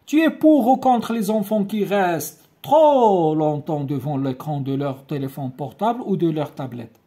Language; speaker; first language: French; non-native, local second language; Arabic